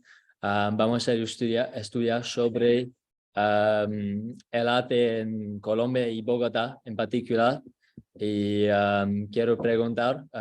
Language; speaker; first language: Spanish; non-native, learner; English